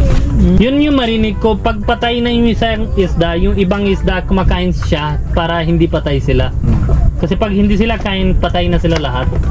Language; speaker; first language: Filipino; non-native, learner; Hindi